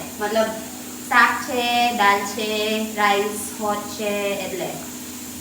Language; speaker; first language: Gujarati; non-native, learner; Filipino